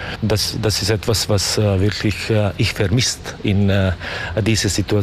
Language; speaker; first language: German; non-native, learner; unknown